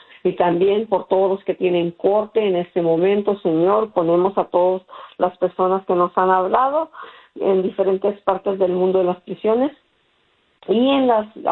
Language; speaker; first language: Spanish; early bilingual, heritage; Spanish